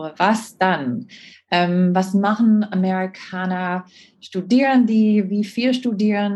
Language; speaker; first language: German; non-native, fluent; English